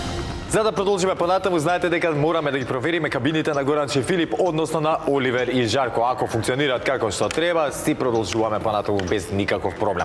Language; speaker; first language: Macedonian; native; Macedonian